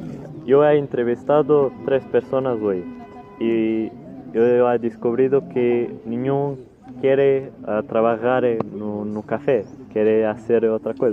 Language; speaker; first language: Spanish; non-native, learner; Portuguese